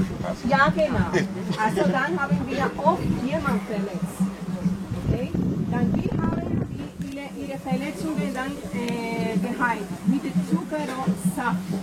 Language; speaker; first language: German; non-native, fluent; French